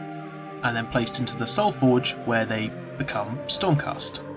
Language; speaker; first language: English; native; English